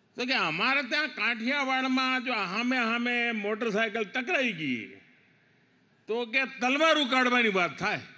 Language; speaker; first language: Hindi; non-native, local second language; Gujarati